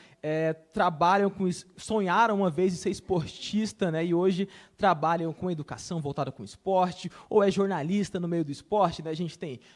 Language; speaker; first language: Portuguese; native; Portuguese